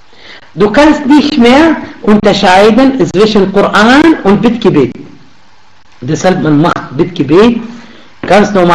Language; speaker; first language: German; non-native, learner; Arabic